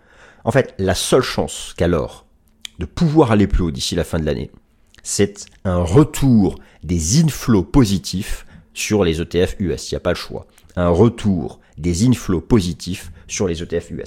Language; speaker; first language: French; native; French